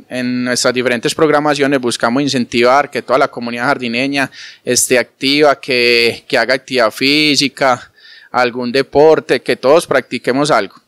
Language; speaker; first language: Spanish; native; Spanish